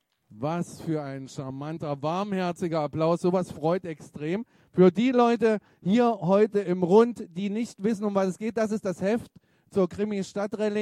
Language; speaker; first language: German; native; German